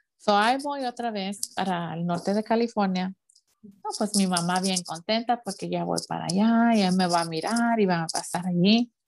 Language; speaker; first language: Spanish; early bilingual, heritage; Spanish